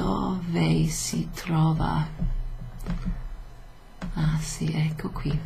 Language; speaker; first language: Italian; non-native, fluent; English